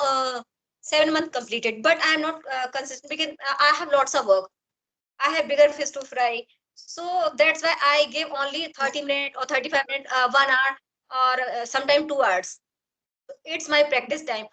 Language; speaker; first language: English; non-native, learner; Hindi